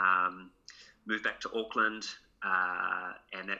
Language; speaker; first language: English; native; English